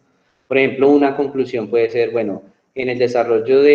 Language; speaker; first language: Spanish; native; Spanish